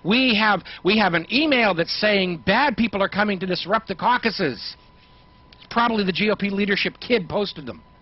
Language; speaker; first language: English; native; English